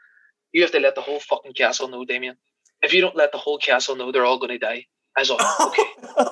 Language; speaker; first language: English; native; English